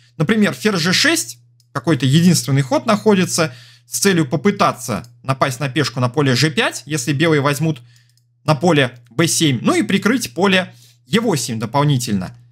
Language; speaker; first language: Russian; native; Russian